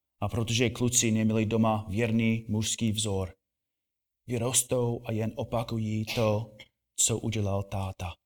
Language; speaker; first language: Czech; non-native, fluent; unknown